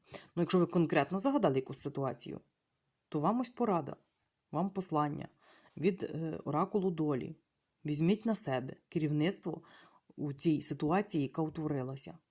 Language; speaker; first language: Ukrainian; non-native, local second language; Russian